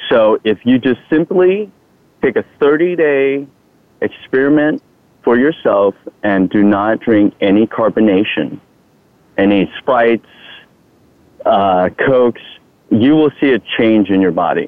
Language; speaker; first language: English; non-native, fluent; Thai